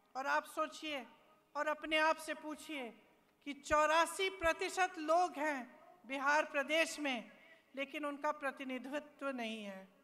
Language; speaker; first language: Hindi; native; Hindi